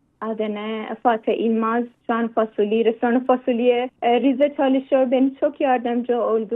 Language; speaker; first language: Turkish; non-native, learner; Persian